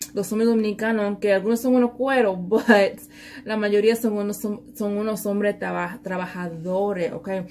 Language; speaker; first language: Spanish; early bilingual, heritage; Spanish